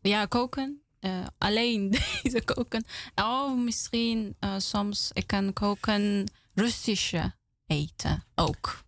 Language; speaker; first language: Dutch; non-native, learner; Turkmen